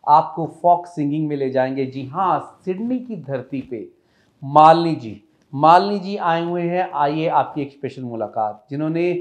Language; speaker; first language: Hindi; native; Hindi